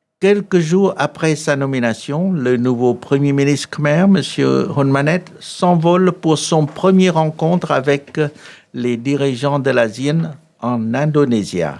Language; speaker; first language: French; non-native, fluent; Khmer